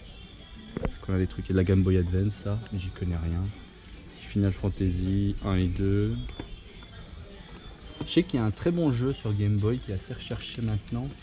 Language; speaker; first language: French; native; French